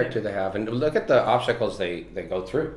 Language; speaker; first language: English; native; English